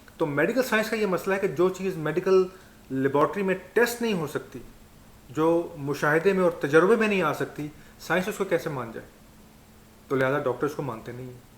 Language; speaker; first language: Urdu; non-native, local second language; Punjabi